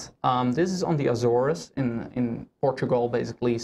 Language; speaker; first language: English; non-native, fluent; Dutch